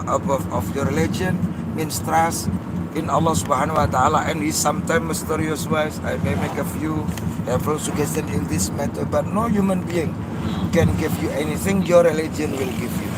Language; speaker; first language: English; non-native, learner; Indonesian